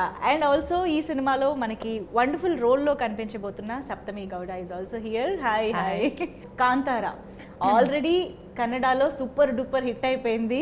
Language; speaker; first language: Telugu; native; Telugu